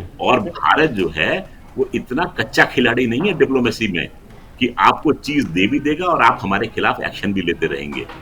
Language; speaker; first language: Hindi; non-native, local second language; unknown